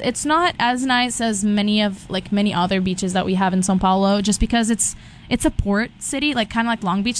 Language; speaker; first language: English; non-native, fluent; Portuguese